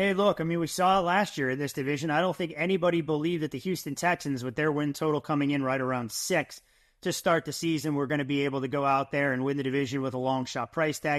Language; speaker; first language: English; native; English